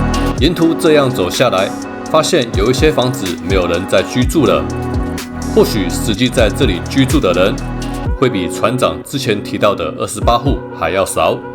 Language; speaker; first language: Chinese; native; Chinese